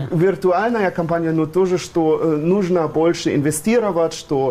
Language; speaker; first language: Russian; non-native, fluent; German